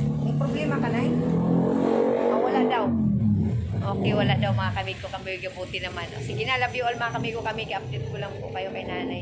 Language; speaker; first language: Filipino; non-native, local second language; Cebuano